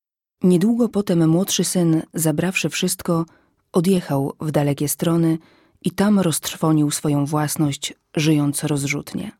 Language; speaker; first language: Polish; native; Polish